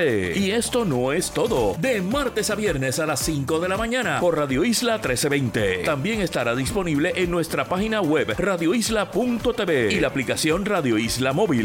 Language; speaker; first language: Spanish; native; Spanish